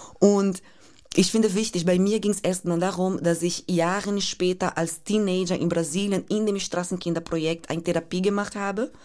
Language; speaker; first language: German; non-native, fluent; Portuguese